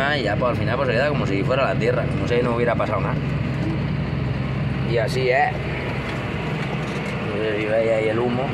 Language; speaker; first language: Spanish; native; Spanish